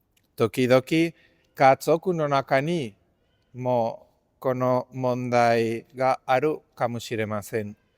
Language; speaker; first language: Japanese; non-native, fluent; Spanish